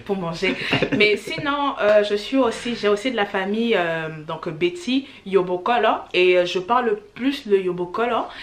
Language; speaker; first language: French; early bilingual, other home language; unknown